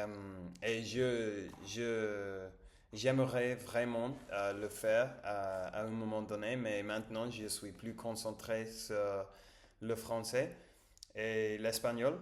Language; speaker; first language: French; non-native, learner; Spanish